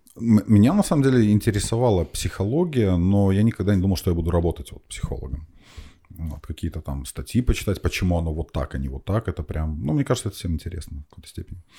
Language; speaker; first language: Russian; native; Russian